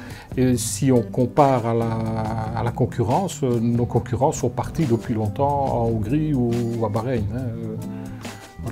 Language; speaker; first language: French; native; French